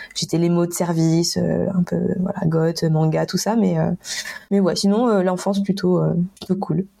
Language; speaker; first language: French; native; French